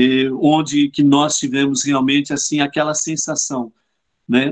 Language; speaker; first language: Portuguese; native; Portuguese